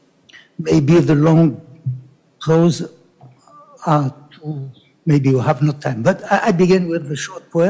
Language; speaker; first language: English; non-native, learner; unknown